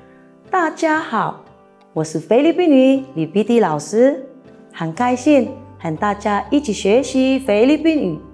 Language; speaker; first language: Chinese; non-native, fluent; Filipino